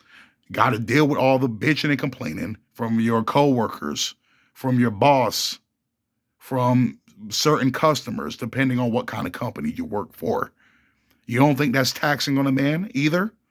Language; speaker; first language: English; native; English